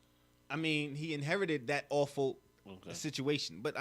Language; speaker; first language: English; native; English